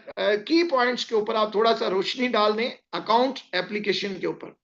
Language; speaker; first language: Hindi; native; Hindi